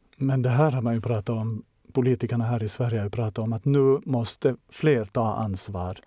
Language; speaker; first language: Swedish; native; Swedish